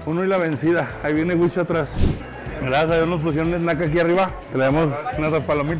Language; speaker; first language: Spanish; native; Spanish